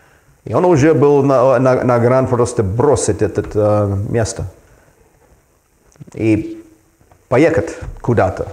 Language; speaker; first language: Russian; non-native, fluent; English